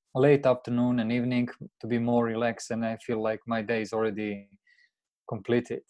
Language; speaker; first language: English; non-native, fluent; Croatian